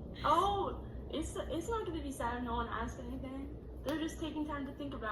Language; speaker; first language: English; native; English